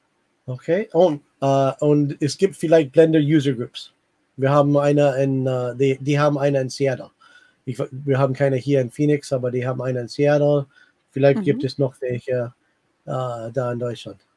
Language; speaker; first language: German; non-native, fluent; English